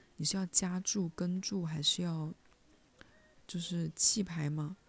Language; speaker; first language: Chinese; native; Chinese